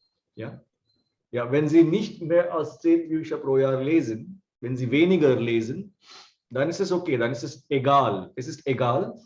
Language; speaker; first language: German; non-native, fluent; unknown